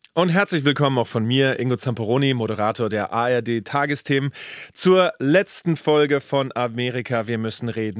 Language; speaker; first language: German; native; German